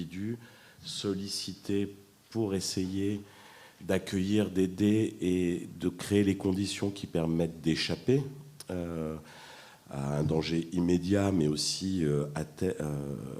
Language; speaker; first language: French; native; French